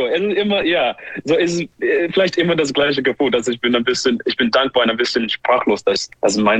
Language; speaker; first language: German; non-native, learner; English